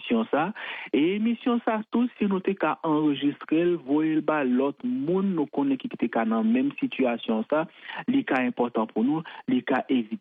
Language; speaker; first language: French; non-native, local second language; Haitian Creole